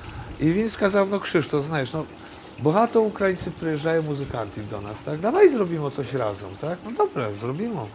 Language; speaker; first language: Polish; non-native, learner; Ukrainian